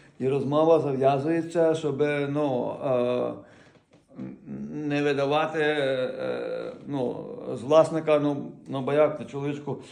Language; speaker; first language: Polish; non-native, fluent; Ukrainian